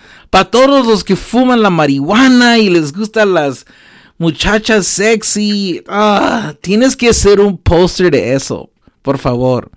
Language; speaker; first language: Spanish; early bilingual, heritage; Spanish